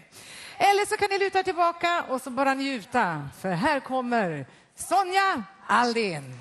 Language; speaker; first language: Swedish; native; Swedish